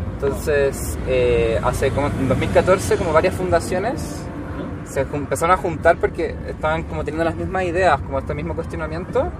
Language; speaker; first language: Spanish; native; Spanish